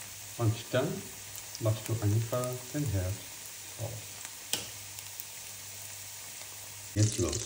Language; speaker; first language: German; non-native, fluent; Portuguese